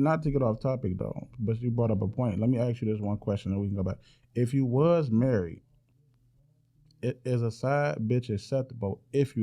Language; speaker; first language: English; native; English